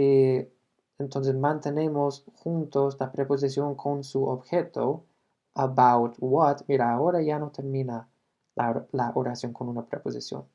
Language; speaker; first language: Spanish; non-native, fluent; English